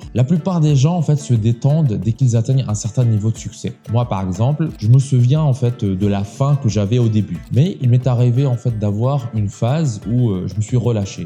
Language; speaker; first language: French; native; French